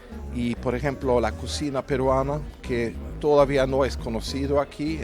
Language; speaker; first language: Spanish; non-native, fluent; Norwegian